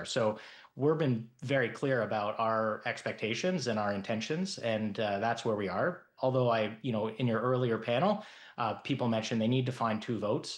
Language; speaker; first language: English; native; English